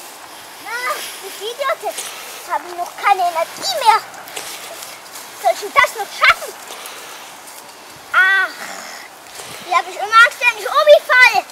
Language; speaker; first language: German; native; German